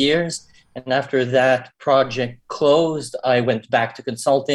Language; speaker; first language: English; native; English